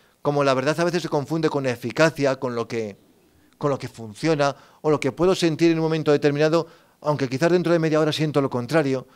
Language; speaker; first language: Spanish; native; Spanish